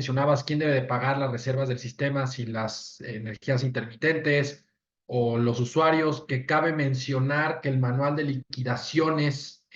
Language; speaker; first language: Spanish; native; Spanish